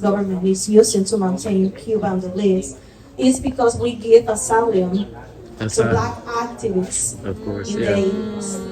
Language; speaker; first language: English; non-native, fluent; Spanish